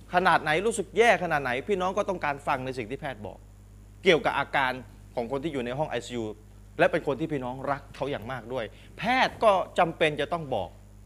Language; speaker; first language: Thai; native; Thai